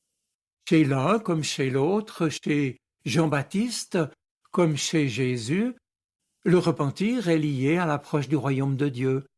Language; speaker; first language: French; native; French